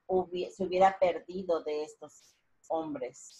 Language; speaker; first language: Spanish; native; Spanish